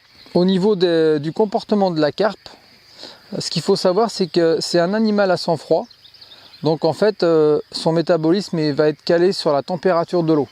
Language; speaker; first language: French; native; French